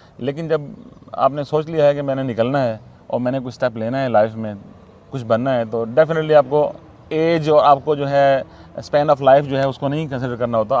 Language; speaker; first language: Urdu; non-native, local second language; Saraiki